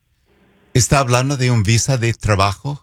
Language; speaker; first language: Spanish; non-native, fluent; English